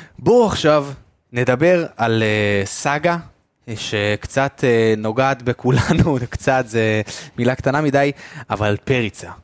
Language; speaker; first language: Hebrew; native; Hebrew